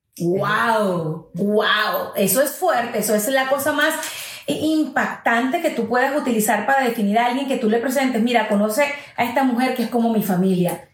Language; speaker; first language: Spanish; early bilingual, heritage; Spanish